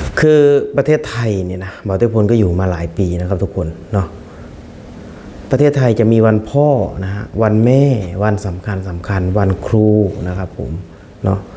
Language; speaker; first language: Thai; non-native, fluent; Khmer